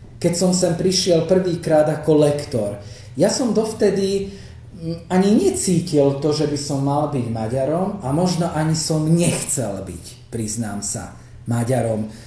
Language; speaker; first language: Slovak; native; Slovak